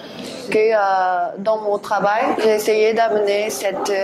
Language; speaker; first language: French; non-native, fluent; Korean